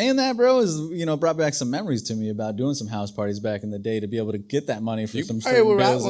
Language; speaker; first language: English; native; English